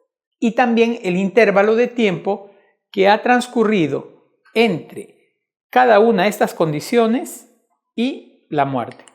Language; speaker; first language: Spanish; native; Spanish